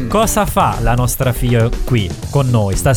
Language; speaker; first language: Italian; native; Italian